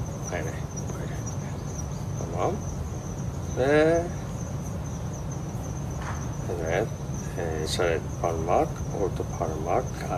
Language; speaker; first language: Turkish; non-native, learner; Japanese